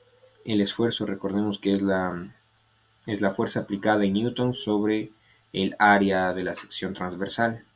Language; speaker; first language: Spanish; native; Spanish